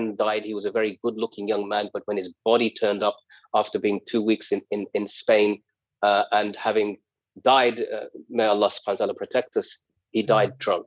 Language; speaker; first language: English; native; English